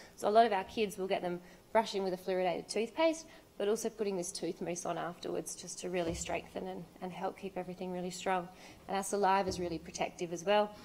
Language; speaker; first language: English; native; English